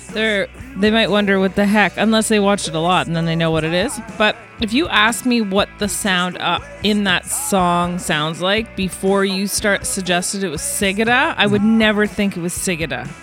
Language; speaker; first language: English; native; English